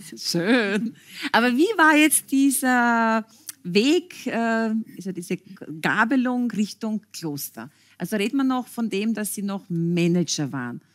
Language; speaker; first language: German; native; German